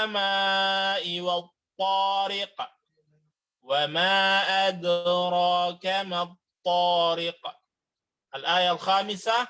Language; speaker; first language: Arabic; non-native, fluent; Indonesian